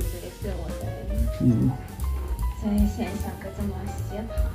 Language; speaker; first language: Chinese; non-native, learner; Russian